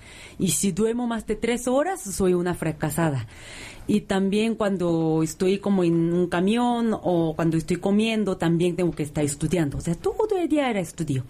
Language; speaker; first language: Spanish; non-native, fluent; Korean